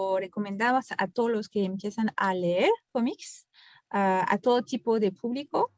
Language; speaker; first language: Spanish; non-native, fluent; French